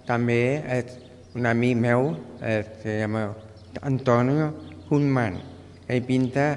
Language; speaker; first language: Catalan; non-native, learner; Spanish